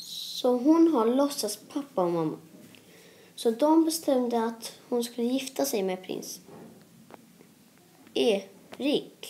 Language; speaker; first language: Swedish; non-native, local second language; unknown